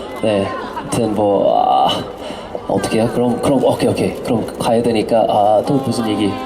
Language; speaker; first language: Korean; non-native, fluent; English